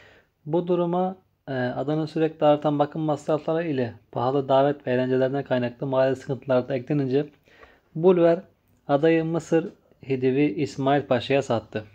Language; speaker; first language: Turkish; native; Turkish